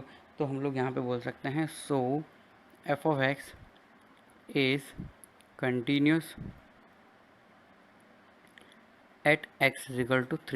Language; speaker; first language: Hindi; native; Hindi